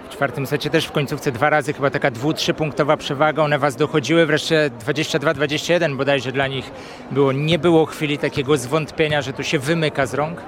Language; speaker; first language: Polish; native; Polish